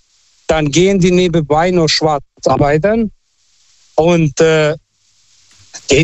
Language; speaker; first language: German; non-native, fluent; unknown